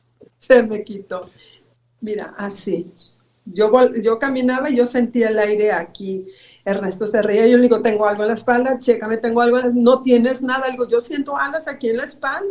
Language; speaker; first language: Spanish; native; Spanish